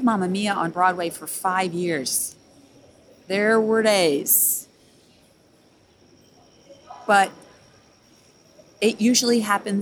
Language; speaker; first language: English; native; English